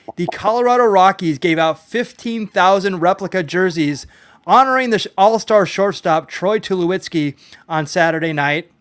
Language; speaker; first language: English; native; English